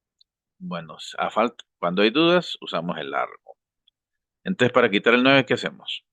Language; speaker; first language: Spanish; native; Spanish